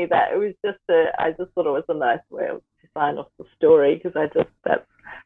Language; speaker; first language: English; native; English